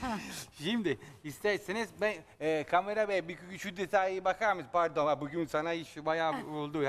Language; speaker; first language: Turkish; non-native, learner; Italian